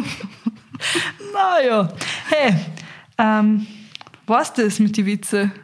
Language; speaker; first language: German; native; German